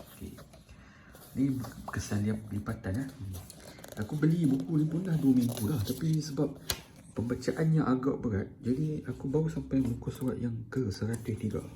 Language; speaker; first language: Malay; native; Malay